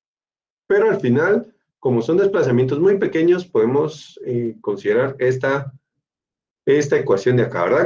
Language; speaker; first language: Spanish; native; Spanish